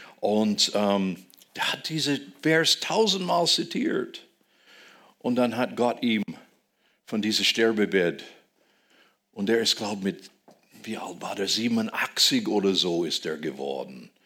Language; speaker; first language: German; non-native, fluent; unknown